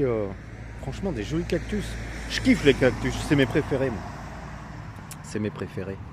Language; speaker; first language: French; native; French